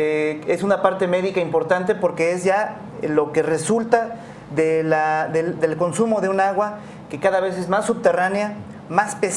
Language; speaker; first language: Spanish; native; Spanish